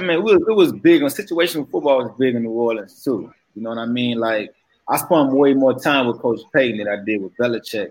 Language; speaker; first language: English; native; English